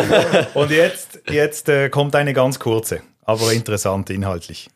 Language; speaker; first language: German; native; German